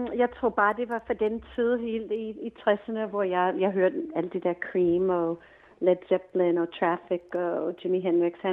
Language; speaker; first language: Danish; non-native, fluent; English